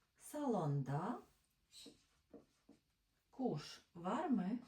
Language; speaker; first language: Turkish; non-native, learner; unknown